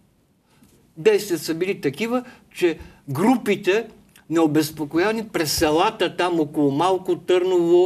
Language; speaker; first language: Bulgarian; native; Bulgarian